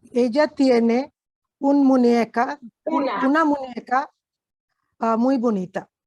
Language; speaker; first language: Spanish; non-native, learner; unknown